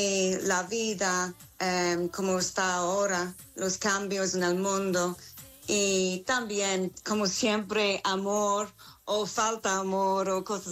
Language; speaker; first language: Spanish; non-native, fluent; English